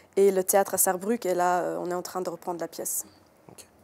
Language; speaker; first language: French; native; French